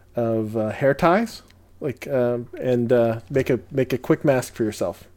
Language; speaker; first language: English; early bilingual, other home language; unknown